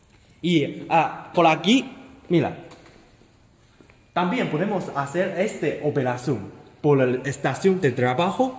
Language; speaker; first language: Spanish; non-native, learner; Chinese